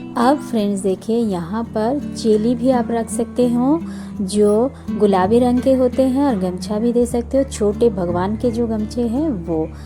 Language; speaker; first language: Hindi; non-native, local second language; Bangla